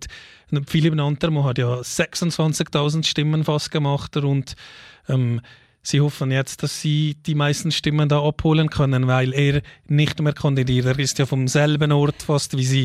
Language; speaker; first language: German; native; German